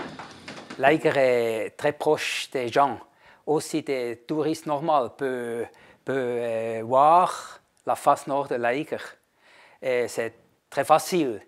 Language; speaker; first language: French; non-native, fluent; German